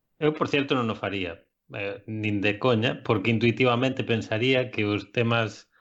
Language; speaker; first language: Galician; non-native, local second language; Spanish